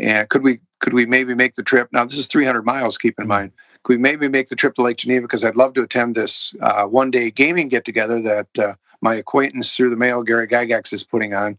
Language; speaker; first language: English; native; English